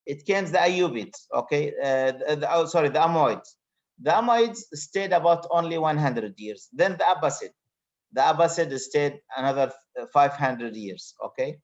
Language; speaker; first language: English; non-native, fluent; Arabic